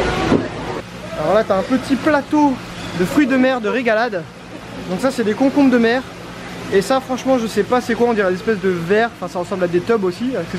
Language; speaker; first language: French; native; French